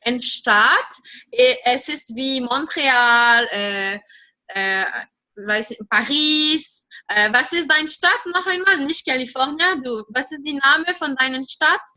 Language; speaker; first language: German; non-native, fluent; French